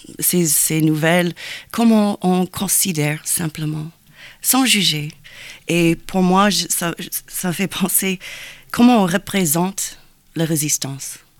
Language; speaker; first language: French; non-native, fluent; English